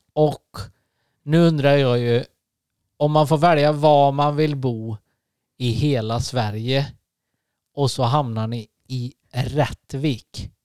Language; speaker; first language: Swedish; native; Swedish